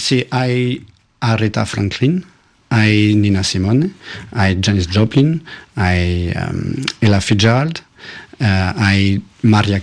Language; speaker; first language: Spanish; non-native, fluent; French